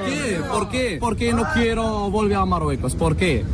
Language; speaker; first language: Spanish; non-native, learner; Arabic